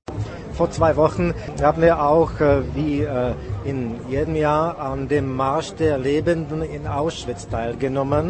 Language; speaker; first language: German; non-native, fluent; Czech